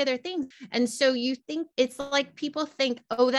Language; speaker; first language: English; native; English